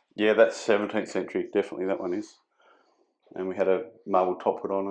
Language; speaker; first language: English; native; English